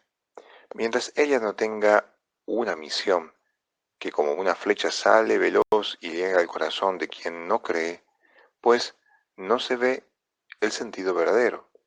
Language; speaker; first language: Spanish; non-native, fluent; Italian